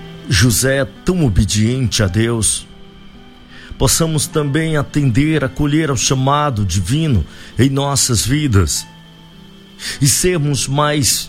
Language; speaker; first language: Portuguese; native; Portuguese